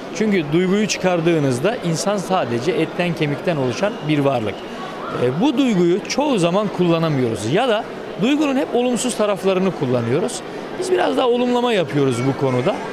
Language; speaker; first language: Turkish; native; Turkish